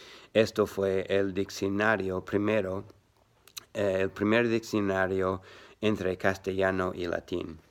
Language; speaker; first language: Spanish; non-native, learner; English